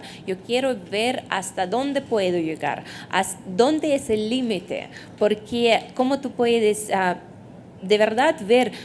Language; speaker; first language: Spanish; non-native, fluent; Russian